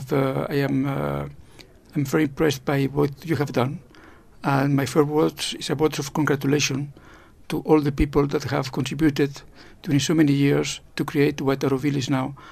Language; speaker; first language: English; non-native, fluent; Spanish